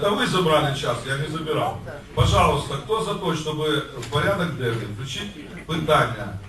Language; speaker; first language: Ukrainian; non-native, local second language; Russian